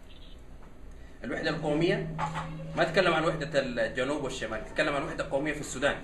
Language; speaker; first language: Arabic; non-native, local second language; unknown